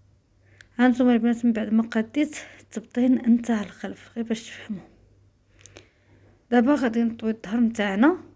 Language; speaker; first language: Arabic; native; Arabic